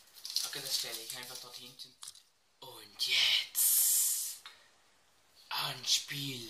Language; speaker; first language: German; early bilingual, other home language; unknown